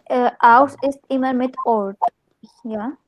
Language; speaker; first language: German; non-native, learner; Hindi